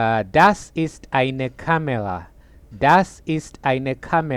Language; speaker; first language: German; non-native, fluent; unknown